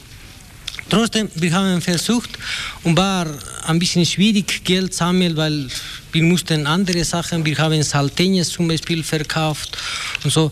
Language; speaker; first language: German; non-native, learner; Spanish